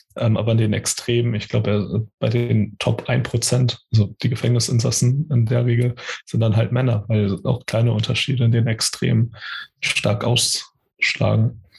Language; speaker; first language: German; early bilingual, other home language; Portuguese